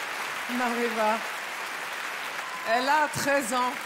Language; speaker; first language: French; native; French